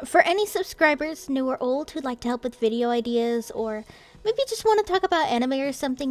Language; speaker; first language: English; native; English